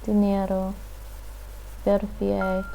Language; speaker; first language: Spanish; non-native, learner; English